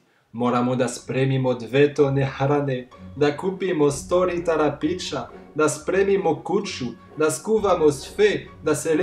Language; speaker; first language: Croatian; non-native, fluent; French